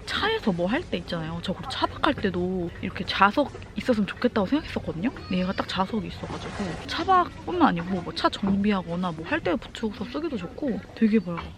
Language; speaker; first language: Korean; native; Korean